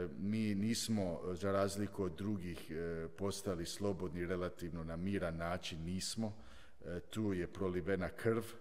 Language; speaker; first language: Croatian; early bilingual, heritage; Croatian